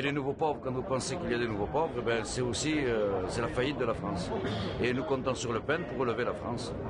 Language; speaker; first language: French; native; French